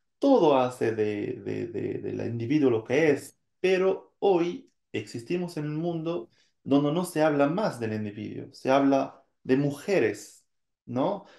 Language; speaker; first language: Spanish; non-native, fluent; French